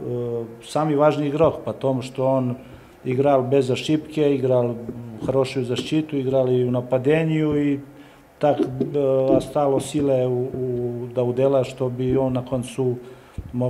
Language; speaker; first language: Russian; non-native, learner; Serbian